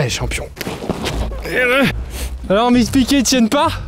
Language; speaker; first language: French; native; French